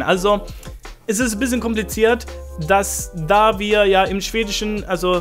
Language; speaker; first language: German; non-native, fluent; Swedish